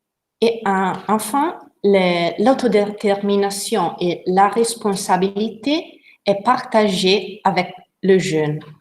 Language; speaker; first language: French; non-native, learner; Italian